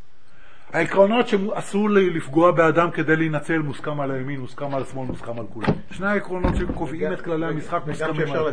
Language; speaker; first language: Hebrew; native; Hebrew